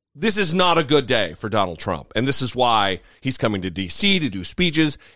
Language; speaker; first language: English; native; English